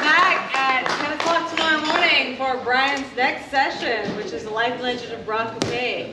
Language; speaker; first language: English; native; English